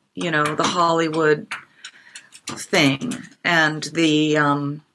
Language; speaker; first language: English; non-native, fluent; Japanese